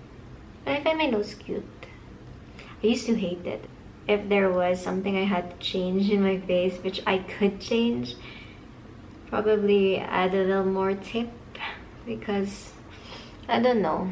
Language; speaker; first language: English; non-native, local second language; Filipino